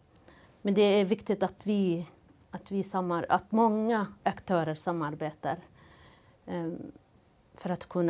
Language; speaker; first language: Swedish; non-native, fluent; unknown